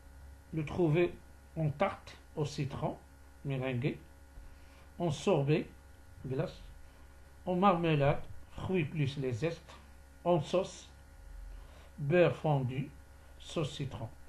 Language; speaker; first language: French; non-native, local second language; Arabic